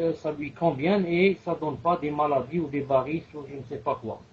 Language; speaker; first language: French; non-native, local second language; Arabic